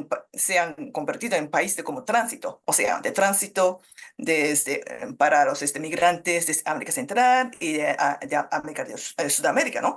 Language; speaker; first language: Spanish; non-native, fluent; Japanese